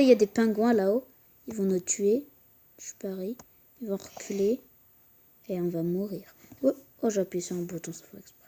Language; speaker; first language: French; native; French